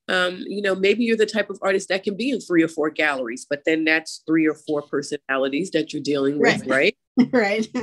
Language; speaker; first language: English; native; English